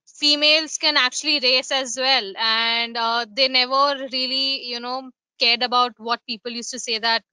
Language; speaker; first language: English; non-native, local second language; Gujarati